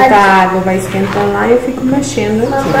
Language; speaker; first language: Portuguese; native; Portuguese